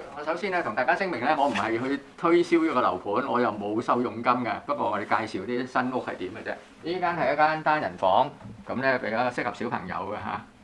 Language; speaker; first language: Cantonese; native; Cantonese